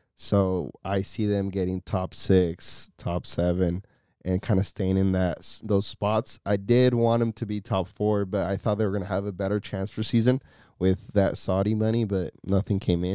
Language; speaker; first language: English; early bilingual, other home language; Spanish